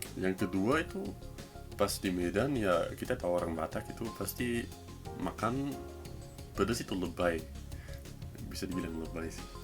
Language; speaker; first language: Indonesian; non-native, fluent; German